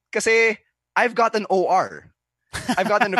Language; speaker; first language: English; non-native, local second language; Filipino